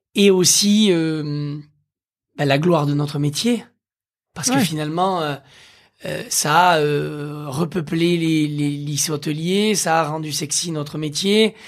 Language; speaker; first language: French; native; French